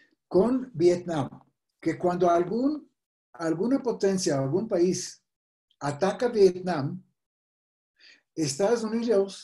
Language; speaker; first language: Spanish; non-native, fluent; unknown